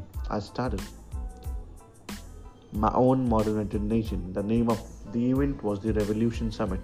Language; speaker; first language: English; non-native, local second language; Hindi